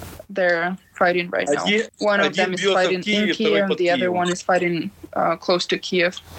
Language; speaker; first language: English; non-native, fluent; Ukrainian